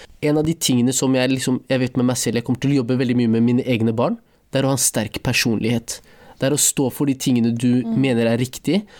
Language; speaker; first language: Norwegian; early bilingual, other home language; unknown